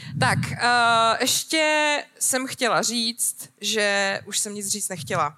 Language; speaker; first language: Czech; native; Czech